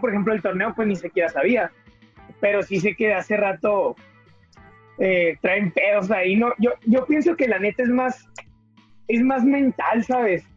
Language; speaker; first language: Spanish; native; Spanish